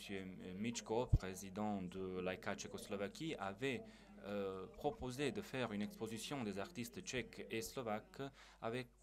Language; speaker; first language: French; non-native, fluent; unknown